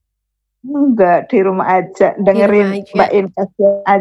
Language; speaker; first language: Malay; non-native, local second language; Javanese